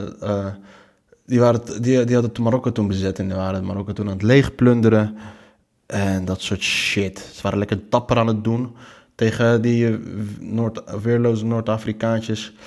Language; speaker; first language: Dutch; early bilingual, other home language; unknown